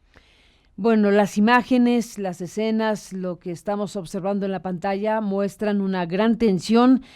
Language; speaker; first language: Spanish; native; Spanish